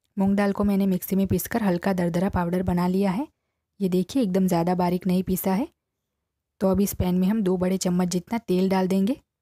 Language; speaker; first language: Hindi; non-native, local second language; Gujarati